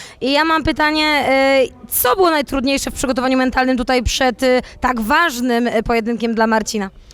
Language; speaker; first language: Polish; native; Polish